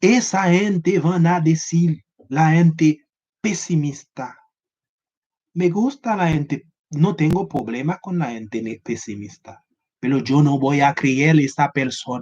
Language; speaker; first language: Spanish; non-native, learner; Haitian Creole